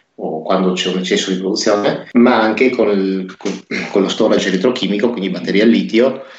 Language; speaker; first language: Italian; native; Italian